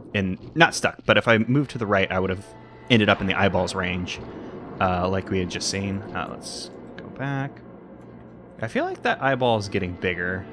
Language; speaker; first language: English; native; English